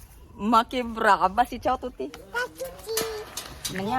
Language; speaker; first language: Italian; non-native, fluent; Filipino